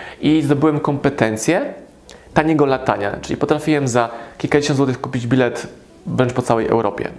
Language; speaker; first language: Polish; native; Polish